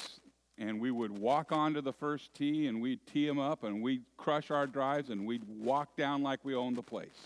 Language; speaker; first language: English; native; English